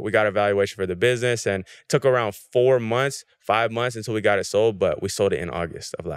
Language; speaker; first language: English; native; English